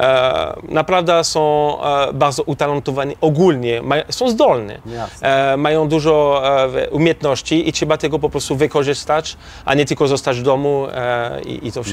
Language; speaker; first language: Polish; non-native, learner; French